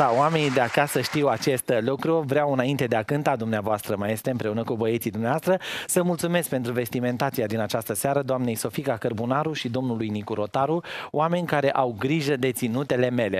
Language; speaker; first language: Romanian; native; Romanian